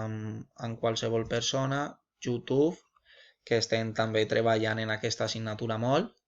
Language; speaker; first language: Catalan; non-native, local second language; Spanish